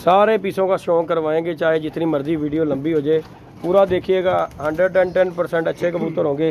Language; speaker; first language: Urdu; non-native, local second language; Punjabi